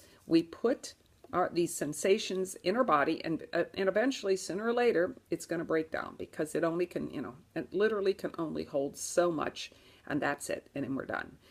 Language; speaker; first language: English; native; English